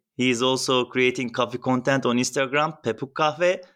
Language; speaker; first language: English; non-native, fluent; Turkish